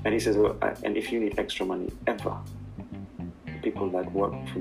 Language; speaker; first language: English; non-native, local second language; Urdu